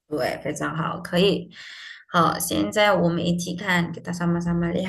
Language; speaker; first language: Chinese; non-native, fluent; Indonesian